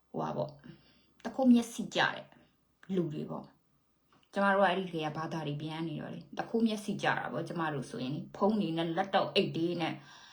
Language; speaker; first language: Burmese; native; Burmese